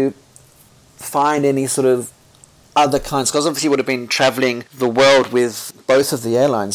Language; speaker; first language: English; native; English